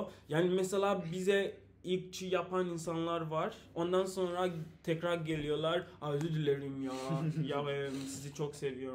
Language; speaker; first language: Turkish; non-native, learner; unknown